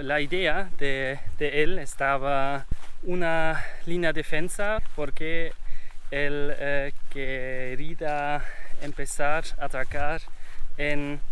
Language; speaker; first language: Spanish; non-native, learner; German